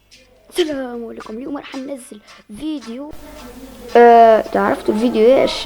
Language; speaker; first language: Arabic; native; Arabic